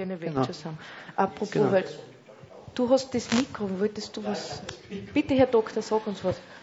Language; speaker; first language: German; native; German